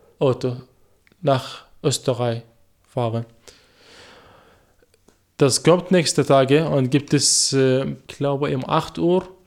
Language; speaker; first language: German; non-native, learner; Arabic